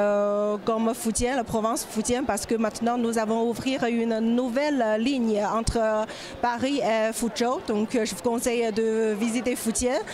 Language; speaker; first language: French; non-native, learner; Chinese